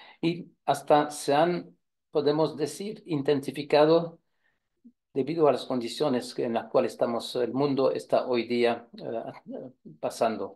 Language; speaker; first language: Spanish; non-native, fluent; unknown